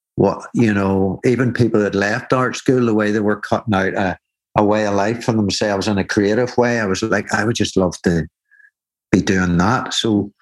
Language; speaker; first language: English; native; English